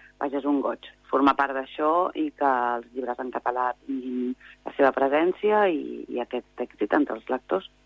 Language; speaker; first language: Catalan; native; Catalan